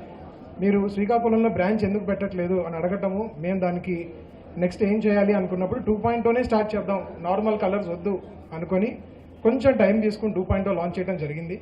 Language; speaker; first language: Telugu; native; Telugu